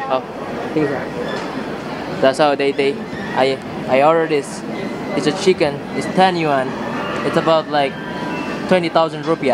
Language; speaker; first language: English; non-native, learner; Indonesian